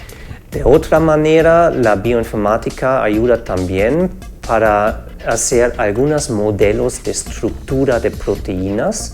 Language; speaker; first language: Spanish; non-native, fluent; German